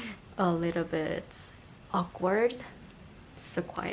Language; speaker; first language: English; non-native, learner; Korean